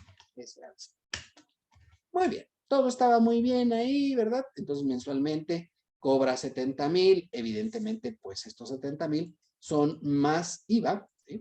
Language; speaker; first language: Spanish; native; Spanish